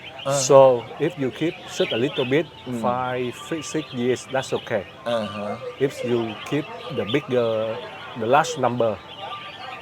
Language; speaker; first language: English; non-native, learner; Vietnamese